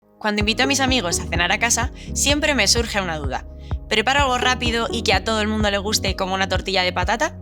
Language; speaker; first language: Spanish; native; Spanish